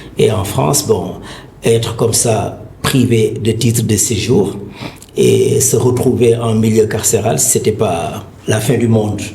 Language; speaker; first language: French; non-native, local second language; Wolof